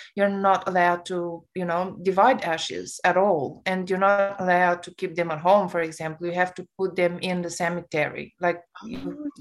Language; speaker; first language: English; non-native, fluent; Romanian